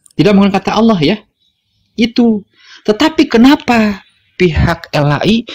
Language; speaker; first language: Indonesian; native; Indonesian